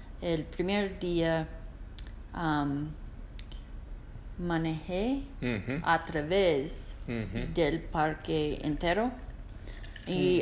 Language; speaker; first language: Spanish; non-native, learner; English